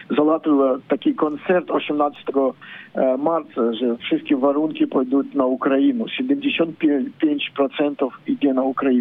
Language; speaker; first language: Polish; non-native, learner; Ukrainian